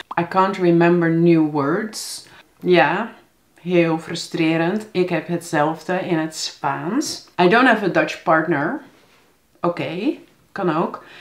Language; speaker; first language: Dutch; native; Dutch